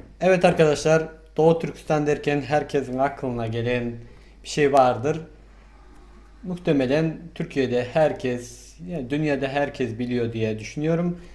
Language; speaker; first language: Turkish; non-native, fluent; Mongolian